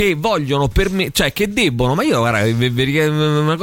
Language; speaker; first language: Italian; native; Italian